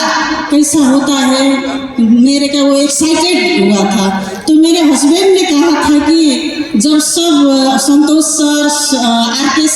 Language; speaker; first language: Hindi; non-native, learner; Nepali